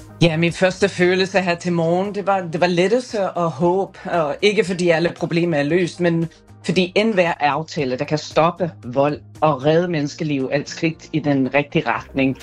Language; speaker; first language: Danish; non-native, fluent; Persian